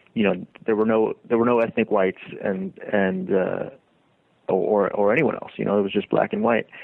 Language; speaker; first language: English; native; English